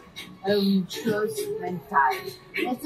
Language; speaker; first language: French; non-native, learner; Spanish